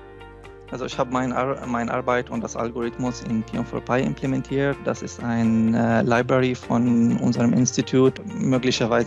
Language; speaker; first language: German; non-native, fluent; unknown